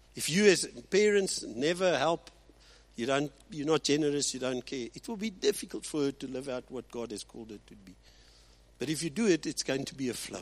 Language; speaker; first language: English; early bilingual, other home language; Afrikaans